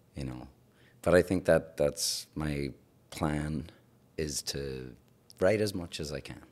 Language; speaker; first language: English; native; English